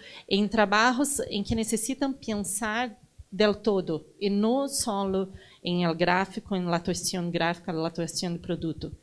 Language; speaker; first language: Spanish; non-native, learner; Portuguese